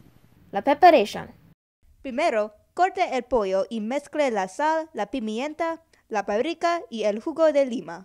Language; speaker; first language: Spanish; non-native, learner; English